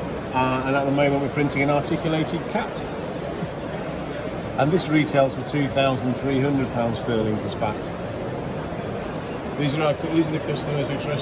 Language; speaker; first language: English; native; English